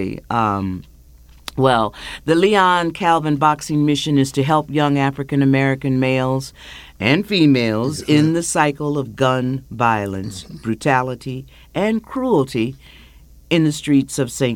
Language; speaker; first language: English; native; English